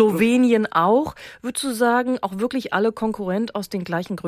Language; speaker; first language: German; native; German